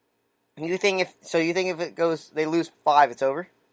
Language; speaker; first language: English; native; English